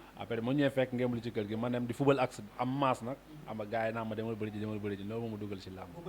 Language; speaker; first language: Wolof; native; Wolof